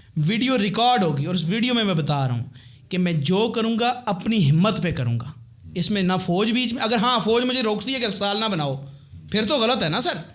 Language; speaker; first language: Urdu; non-native, local second language; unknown